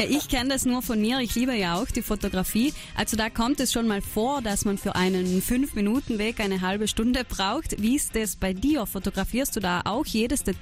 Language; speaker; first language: German; native; German